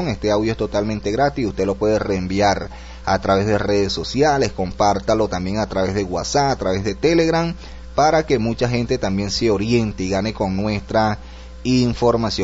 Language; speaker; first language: Spanish; native; Spanish